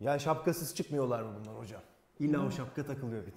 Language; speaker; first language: Turkish; native; Turkish